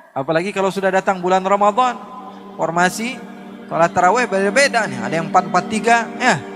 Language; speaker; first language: Indonesian; native; Indonesian